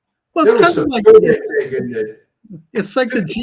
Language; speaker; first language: English; native; English